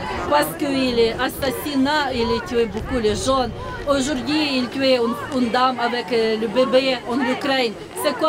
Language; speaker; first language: French; non-native, learner; Ukrainian